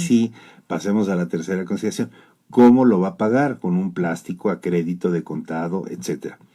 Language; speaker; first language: Spanish; native; Spanish